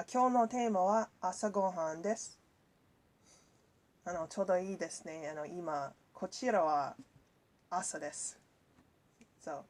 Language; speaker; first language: Japanese; non-native, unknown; English